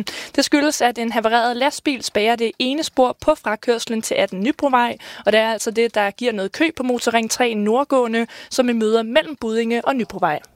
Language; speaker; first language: Danish; native; Danish